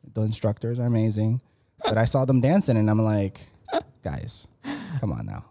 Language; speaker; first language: English; early bilingual, other home language; Spanish